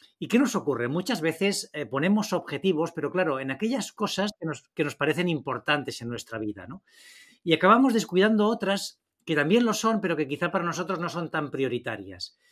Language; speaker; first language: Spanish; native; Spanish